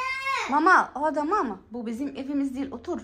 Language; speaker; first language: Turkish; non-native, learner; Arabic